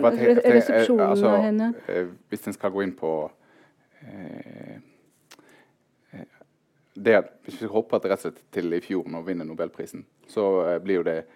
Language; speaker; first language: Norwegian; native; Norwegian